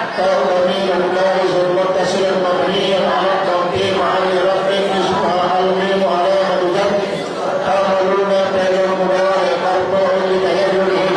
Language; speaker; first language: Arabic; non-native, fluent; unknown